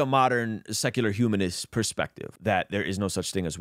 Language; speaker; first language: English; native; English